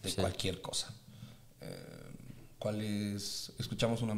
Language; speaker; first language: Spanish; native; Spanish